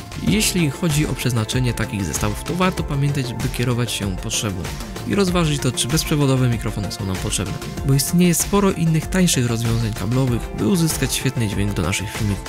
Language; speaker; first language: Polish; native; Polish